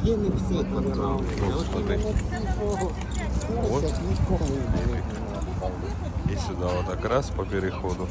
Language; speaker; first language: Russian; native; Russian